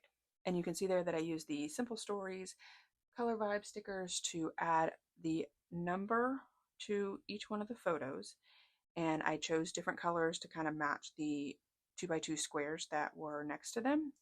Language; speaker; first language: English; native; English